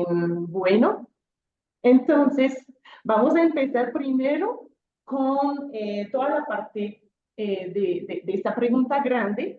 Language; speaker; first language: Spanish; non-native, fluent; French